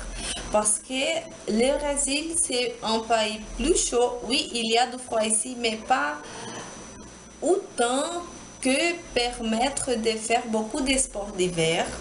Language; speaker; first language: French; non-native, learner; Portuguese